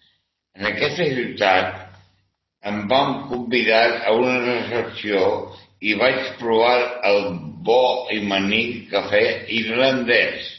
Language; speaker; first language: Catalan; non-native, learner; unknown